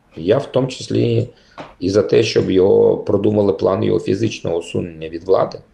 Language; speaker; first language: Ukrainian; native; Ukrainian